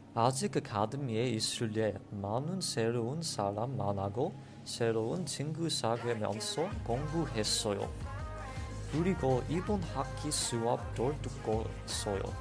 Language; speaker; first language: Korean; non-native, learner; English